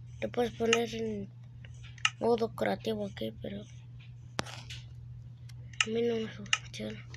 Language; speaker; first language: Spanish; early bilingual, heritage; Spanish